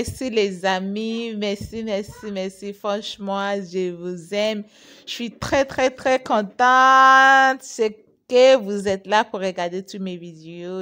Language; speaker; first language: French; non-native, fluent; English